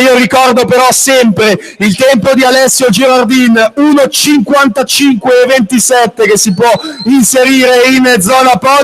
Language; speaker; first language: Italian; native; Italian